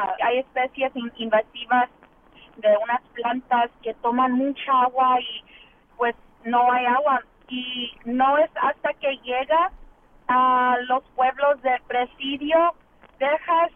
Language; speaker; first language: Spanish; early bilingual, heritage; English